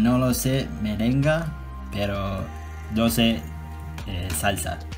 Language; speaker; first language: Spanish; non-native, learner; Turkish